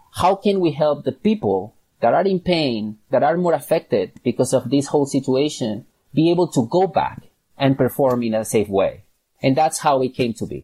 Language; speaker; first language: English; non-native, fluent; Catalan